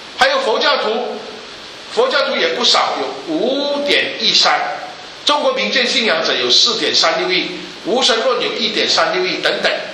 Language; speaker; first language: Chinese; native; Chinese